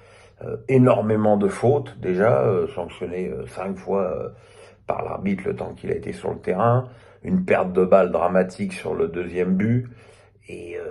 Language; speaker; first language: French; native; French